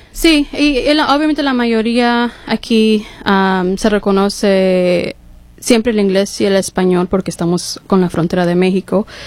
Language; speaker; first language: Spanish; early bilingual, heritage; English